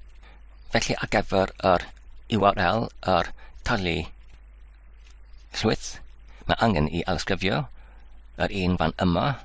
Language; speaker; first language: Welsh; non-native, learner; English